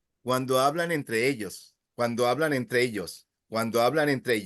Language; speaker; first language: Spanish; non-native, fluent; English